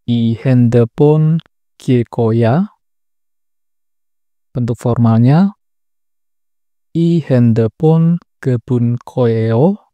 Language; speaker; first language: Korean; non-native, fluent; Indonesian